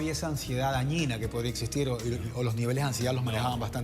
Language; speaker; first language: Spanish; native; Spanish